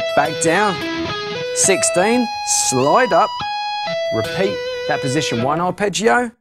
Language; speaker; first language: English; native; English